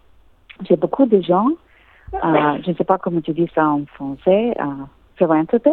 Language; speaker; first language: French; non-native, learner; English